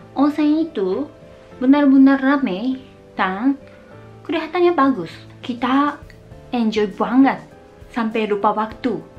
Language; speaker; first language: Indonesian; non-native, fluent; Japanese